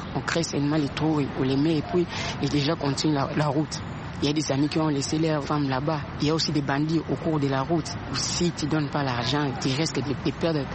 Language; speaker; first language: French; non-native, local second language; Lingala